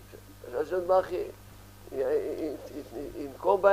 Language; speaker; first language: Hebrew; early bilingual, other home language; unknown